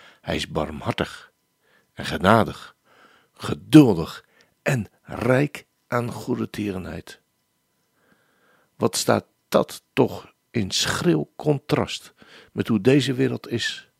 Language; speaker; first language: Dutch; native; Dutch